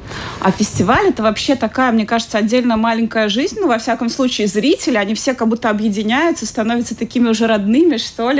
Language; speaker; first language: Russian; native; Russian